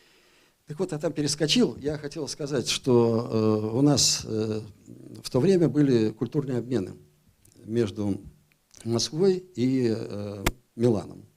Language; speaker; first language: Russian; native; Russian